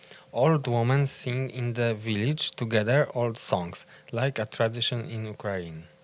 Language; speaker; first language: English; non-native, learner; Polish